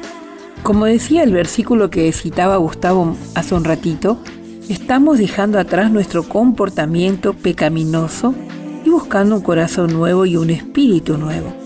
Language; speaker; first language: Spanish; native; Spanish